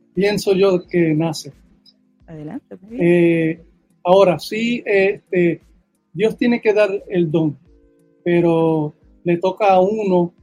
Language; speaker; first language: Spanish; early bilingual, heritage; Spanish